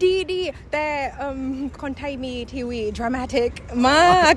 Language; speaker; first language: Thai; non-native, learner; English